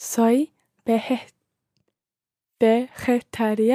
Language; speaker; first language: Spanish; non-native, learner; English